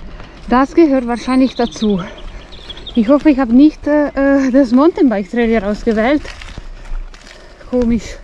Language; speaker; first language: German; non-native, fluent; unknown